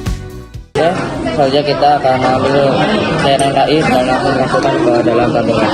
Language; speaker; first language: Indonesian; native; Indonesian